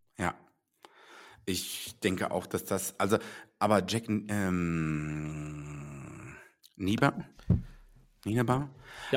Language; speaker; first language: German; native; German